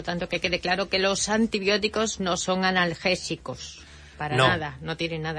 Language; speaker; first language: Spanish; native; Spanish